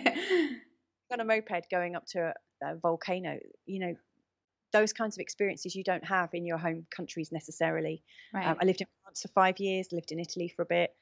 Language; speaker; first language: English; native; English